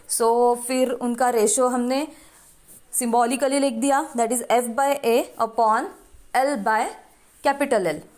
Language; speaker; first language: Hindi; non-native, local second language; Marathi